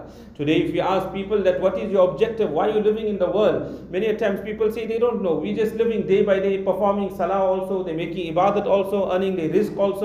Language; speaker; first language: English; non-native, local second language; Urdu